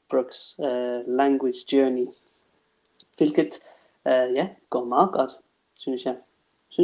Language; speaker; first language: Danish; non-native, fluent; English